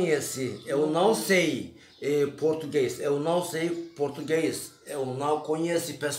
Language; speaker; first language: Portuguese; non-native, learner; Turkish